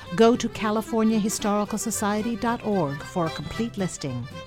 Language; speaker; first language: English; non-native, fluent; Finnish